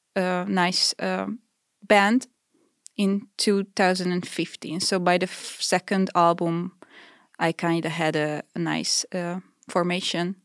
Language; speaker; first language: English; non-native, fluent; Hungarian